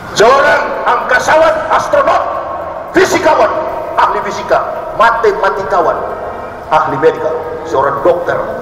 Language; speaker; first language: Indonesian; native; Indonesian